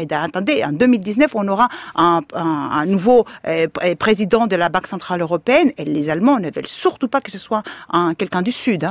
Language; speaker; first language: French; non-native, fluent; Greek